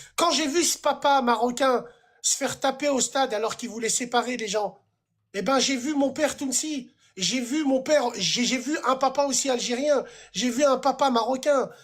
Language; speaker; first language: French; early bilingual, other home language; Arabic